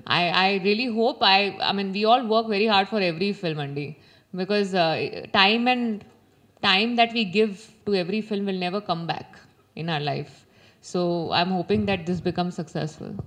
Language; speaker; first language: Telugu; non-native, learner; Hindi